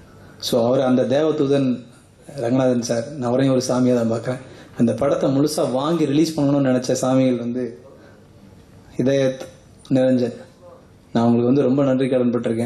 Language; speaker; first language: Tamil; native; Tamil